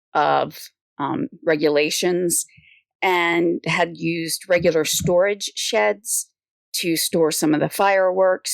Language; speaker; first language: English; native; English